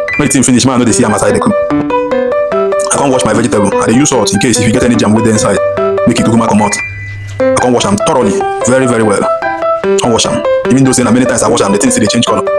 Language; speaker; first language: Nigerian Pidgin; non-native, local second language; Igbo